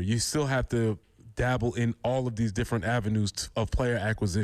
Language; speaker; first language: English; native; English